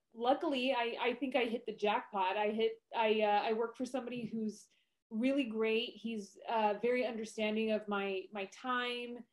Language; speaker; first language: English; native; English